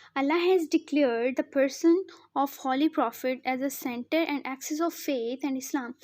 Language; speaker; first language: English; non-native, local second language; Urdu